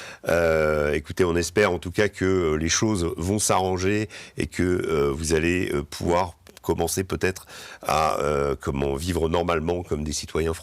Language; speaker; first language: French; native; French